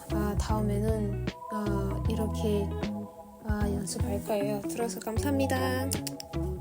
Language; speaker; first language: Korean; non-native, learner; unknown